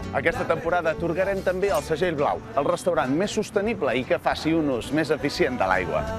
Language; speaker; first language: Catalan; native; Catalan